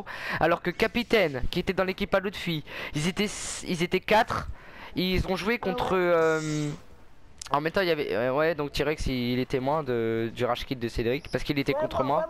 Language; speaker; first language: French; native; French